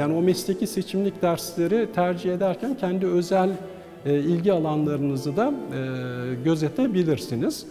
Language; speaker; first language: Turkish; native; Turkish